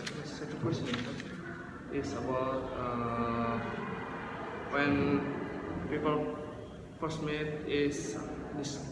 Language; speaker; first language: English; non-native, learner; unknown